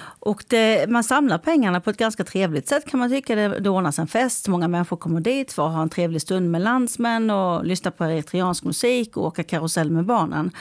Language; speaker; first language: Swedish; native; Swedish